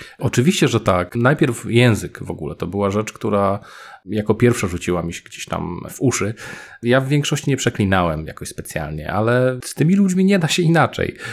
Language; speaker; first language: Polish; native; Polish